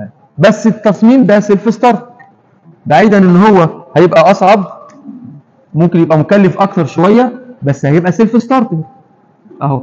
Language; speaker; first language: Arabic; native; Arabic